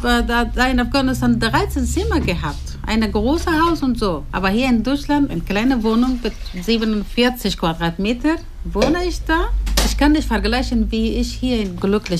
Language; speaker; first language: German; non-native, learner; Persian